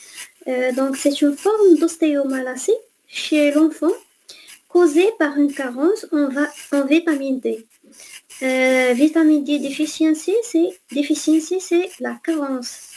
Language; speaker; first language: French; non-native, fluent; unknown